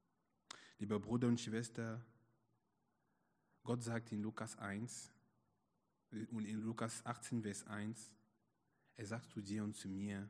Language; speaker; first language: German; non-native, fluent; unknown